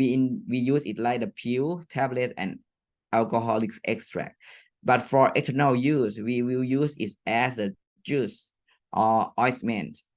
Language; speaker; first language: English; non-native, fluent; Thai